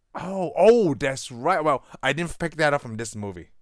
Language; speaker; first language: English; non-native, local second language; Cantonese